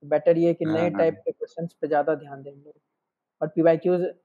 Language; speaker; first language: Hindi; native; Hindi